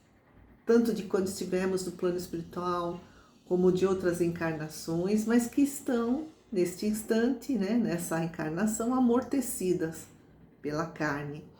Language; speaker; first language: Portuguese; native; Portuguese